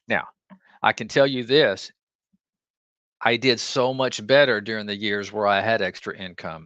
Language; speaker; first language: English; native; English